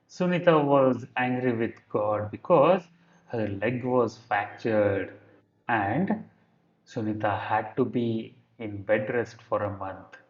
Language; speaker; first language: English; non-native, local second language; Kannada